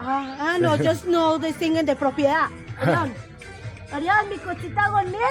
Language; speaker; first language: Spanish; native; Spanish